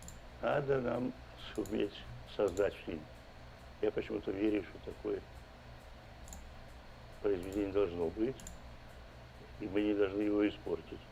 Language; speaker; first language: Russian; native; Russian